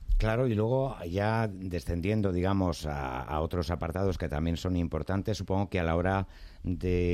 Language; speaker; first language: Spanish; native; Spanish